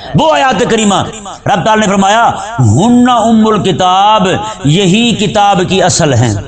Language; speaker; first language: Urdu; native; Urdu